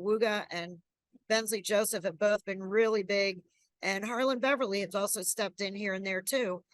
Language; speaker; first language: English; native; English